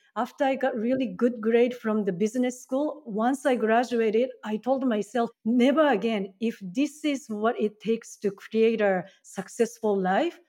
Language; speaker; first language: English; non-native, fluent; Japanese